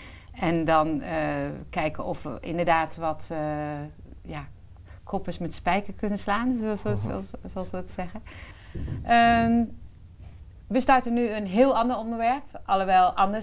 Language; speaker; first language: Dutch; native; Dutch